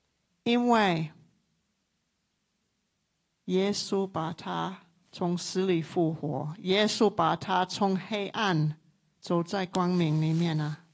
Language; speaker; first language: Chinese; non-native, local second language; English